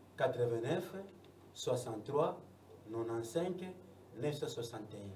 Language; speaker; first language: Lingala; non-native, local second language; Kongo